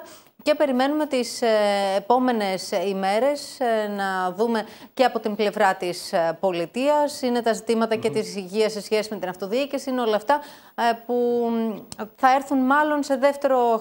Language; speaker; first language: Greek; native; Greek